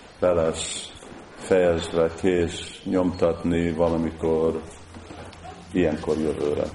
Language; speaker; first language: Hungarian; early bilingual, heritage; Hungarian